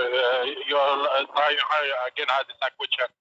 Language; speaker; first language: English; non-native, learner; Arabic